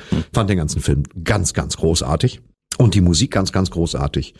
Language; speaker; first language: German; native; German